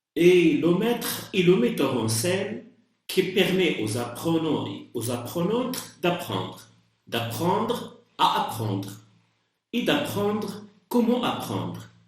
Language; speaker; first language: French; non-native, local second language; Arabic